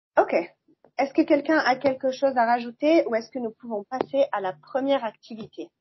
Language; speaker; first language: French; native; French